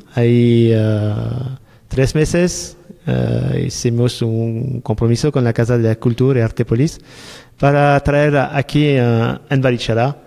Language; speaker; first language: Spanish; non-native, learner; French